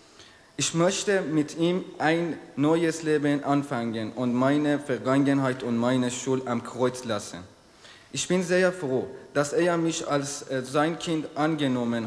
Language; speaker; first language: German; non-native, learner; Persian